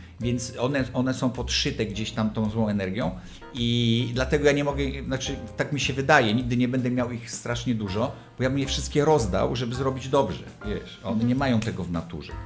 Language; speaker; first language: Polish; native; Polish